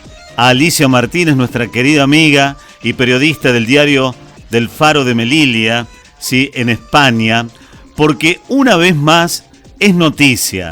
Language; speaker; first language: Spanish; native; Spanish